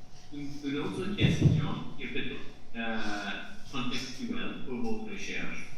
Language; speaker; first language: French; non-native, fluent; English